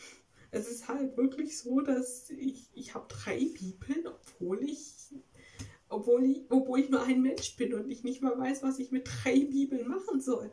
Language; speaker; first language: German; native; German